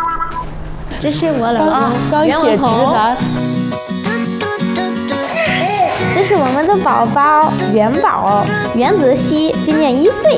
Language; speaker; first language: Chinese; non-native, fluent; Italian